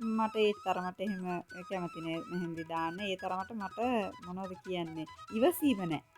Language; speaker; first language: Sinhala; non-native, local second language; Tamil